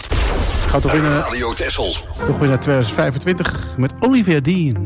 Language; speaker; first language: Dutch; native; Dutch